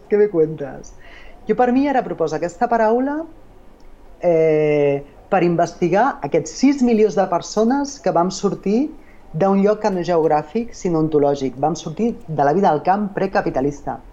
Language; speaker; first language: Catalan; non-native, local second language; Galician